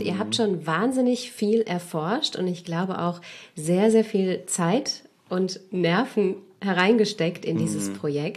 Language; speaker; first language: German; native; German